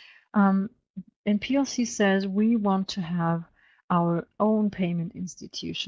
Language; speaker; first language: English; non-native, fluent; German